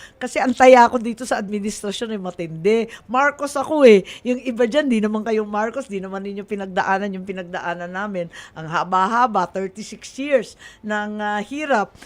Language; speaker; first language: Filipino; native; Filipino